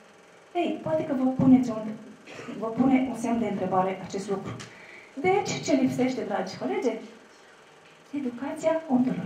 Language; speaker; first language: Romanian; native; Romanian